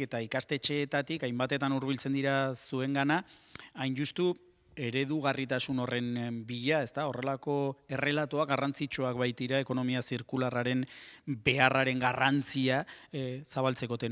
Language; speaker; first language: Basque; native; Basque